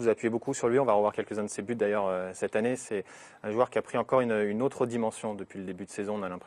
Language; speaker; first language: French; native; French